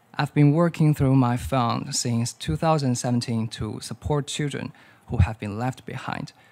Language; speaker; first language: English; non-native, learner; Chinese